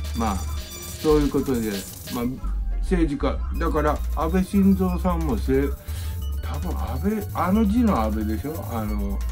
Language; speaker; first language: Japanese; native; Japanese